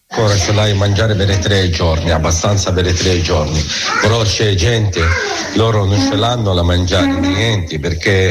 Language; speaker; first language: Italian; non-native, learner; Arabic